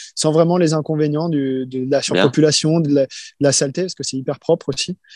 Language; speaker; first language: French; native; French